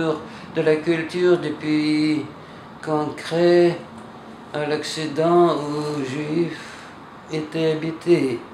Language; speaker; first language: French; non-native, fluent; Russian